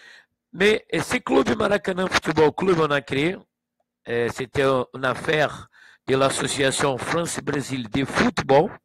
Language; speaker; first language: French; non-native, learner; Portuguese